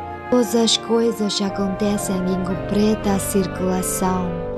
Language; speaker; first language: Portuguese; non-native, learner; Chinese